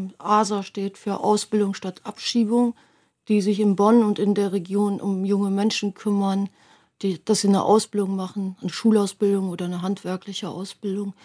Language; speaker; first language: German; native; German